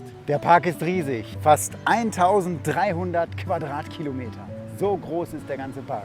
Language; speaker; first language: German; native; German